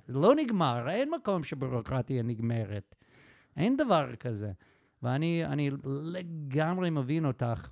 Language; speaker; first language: Hebrew; native; Hebrew